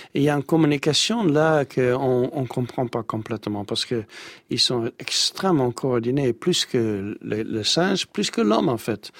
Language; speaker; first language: French; non-native, fluent; Dutch